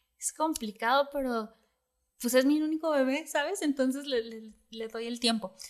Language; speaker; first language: Spanish; native; Spanish